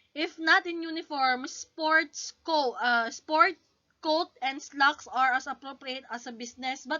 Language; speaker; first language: English; non-native, local second language; Filipino